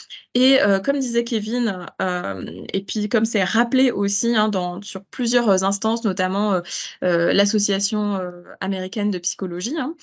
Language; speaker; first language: French; native; French